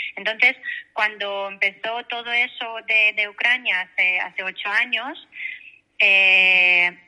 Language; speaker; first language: Spanish; non-native, fluent; Russian